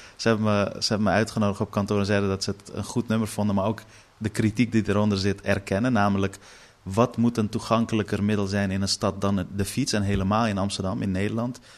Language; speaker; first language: Dutch; early bilingual, other home language; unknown